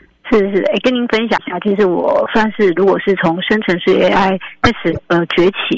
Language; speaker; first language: Chinese; native; Chinese